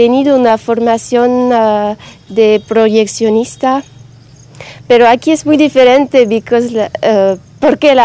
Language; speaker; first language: Spanish; non-native, learner; French